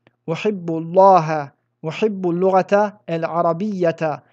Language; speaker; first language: Arabic; non-native, fluent; French